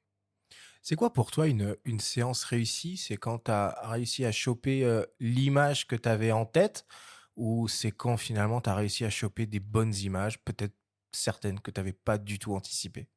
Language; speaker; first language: French; native; French